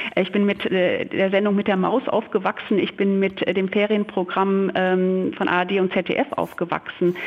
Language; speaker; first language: German; early bilingual, other home language; Turkish